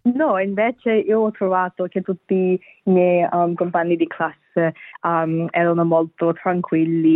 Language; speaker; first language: Italian; non-native, fluent; Bangla